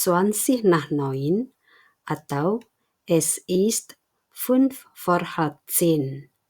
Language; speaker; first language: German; non-native, fluent; Indonesian